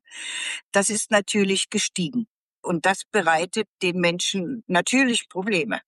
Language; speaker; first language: German; native; German